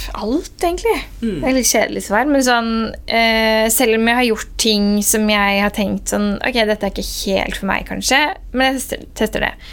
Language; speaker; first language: Norwegian; early bilingual, other home language; Persian